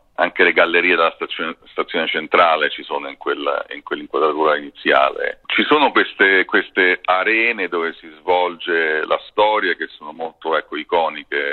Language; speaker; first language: Italian; native; Italian